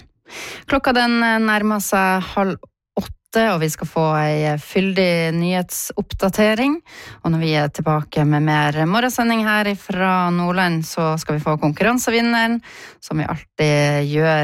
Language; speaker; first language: Norwegian; native; Norwegian